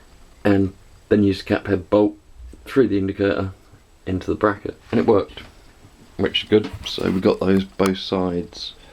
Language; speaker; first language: English; native; English